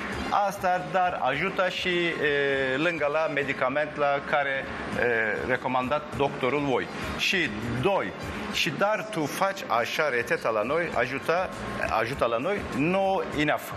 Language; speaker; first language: Romanian; non-native, learner; Turkish